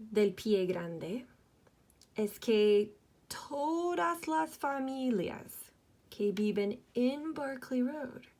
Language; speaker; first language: Spanish; non-native, fluent; English